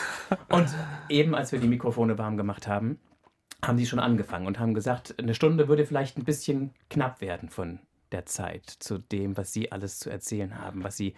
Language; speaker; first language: German; native; German